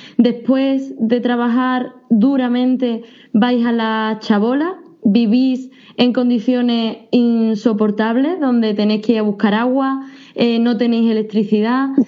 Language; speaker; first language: Spanish; native; Spanish